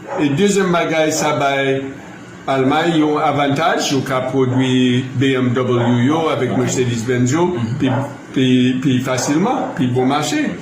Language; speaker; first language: Haitian Creole; non-native, fluent; English